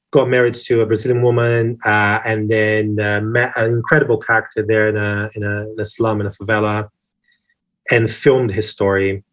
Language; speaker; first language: English; non-native, fluent; Portuguese